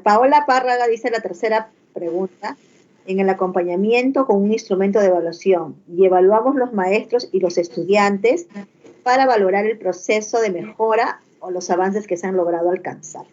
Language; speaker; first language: Spanish; native; Spanish